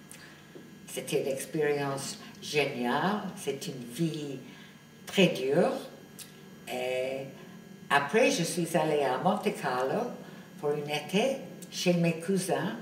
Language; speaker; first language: French; non-native, fluent; English